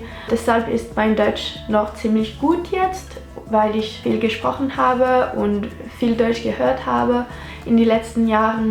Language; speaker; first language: German; non-native, local second language; French